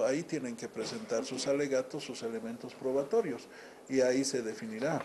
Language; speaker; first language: Spanish; native; Spanish